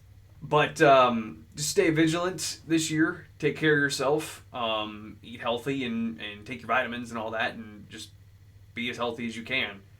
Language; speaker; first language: English; native; English